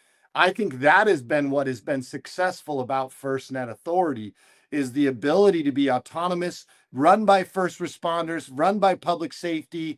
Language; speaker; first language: English; native; English